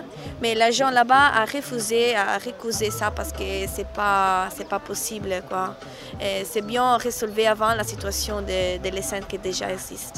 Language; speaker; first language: French; non-native, learner; Italian